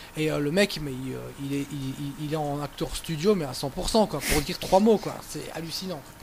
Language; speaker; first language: French; native; French